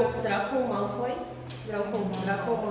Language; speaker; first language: Korean; non-native, learner; Portuguese